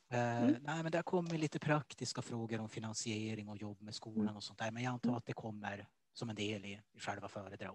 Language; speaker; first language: Swedish; native; Swedish